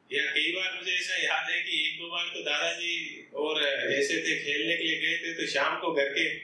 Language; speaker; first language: Hindi; non-native, local second language; Gujarati